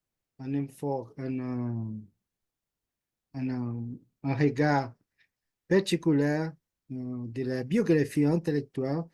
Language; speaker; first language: French; non-native, learner; Portuguese